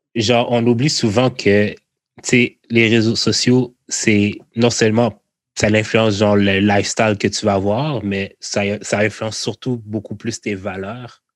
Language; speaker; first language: French; native; French